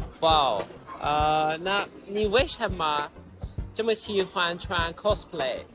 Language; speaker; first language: Chinese; non-native, learner; Turkish